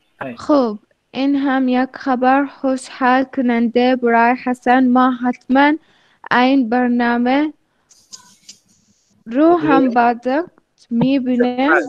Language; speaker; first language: Persian; non-native, learner; Arabic